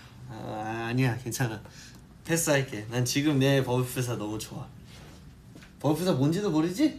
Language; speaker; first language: Korean; early bilingual, heritage; Korean